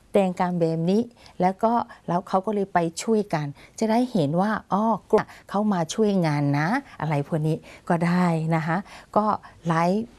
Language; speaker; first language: Thai; non-native, fluent; Burmese